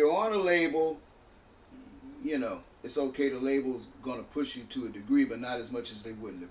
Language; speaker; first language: English; native; English